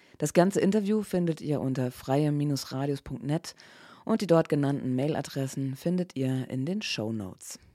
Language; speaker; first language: German; native; German